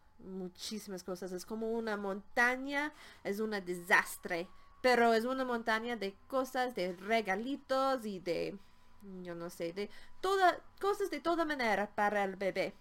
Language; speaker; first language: Spanish; non-native, fluent; English